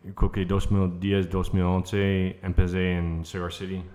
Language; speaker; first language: Spanish; non-native, fluent; English